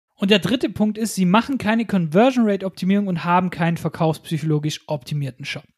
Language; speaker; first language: German; native; German